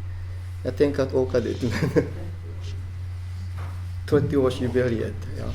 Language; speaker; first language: Swedish; non-native, fluent; Japanese